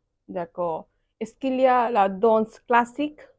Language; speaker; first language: French; non-native, learner; Bangla